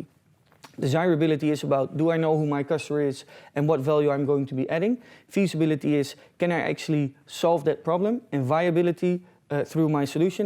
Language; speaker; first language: English; non-native, fluent; Dutch